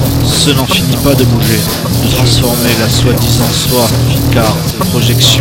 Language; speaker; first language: French; native; French